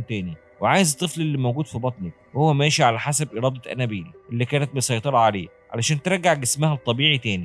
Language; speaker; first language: Arabic; native; Arabic